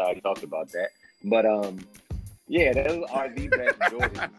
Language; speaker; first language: English; native; English